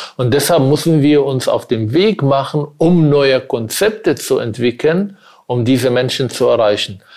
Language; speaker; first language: German; non-native, fluent; Arabic